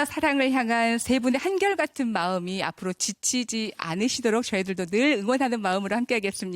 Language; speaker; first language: Korean; native; Korean